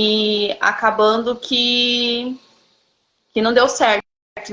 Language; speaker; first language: Portuguese; native; Portuguese